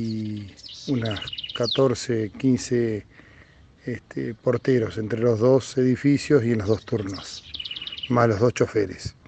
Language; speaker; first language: Spanish; native; Spanish